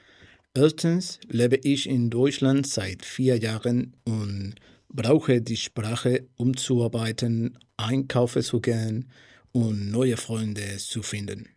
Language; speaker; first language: German; non-native, learner; Spanish